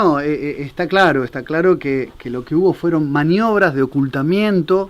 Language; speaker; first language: Spanish; native; Spanish